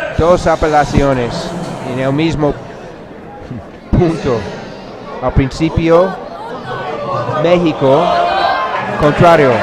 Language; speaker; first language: Spanish; non-native, learner; English